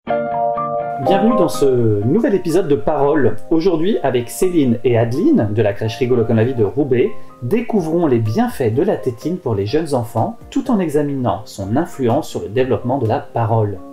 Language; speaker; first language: French; native; French